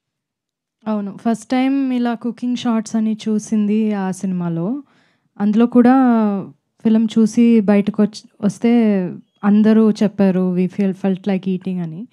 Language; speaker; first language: Telugu; non-native, fluent; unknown